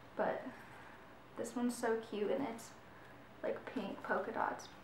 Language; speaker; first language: English; native; English